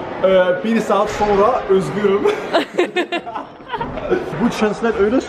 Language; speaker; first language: Turkish; early bilingual, heritage; Turkish